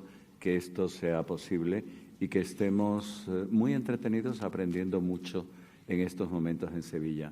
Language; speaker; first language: Spanish; native; Spanish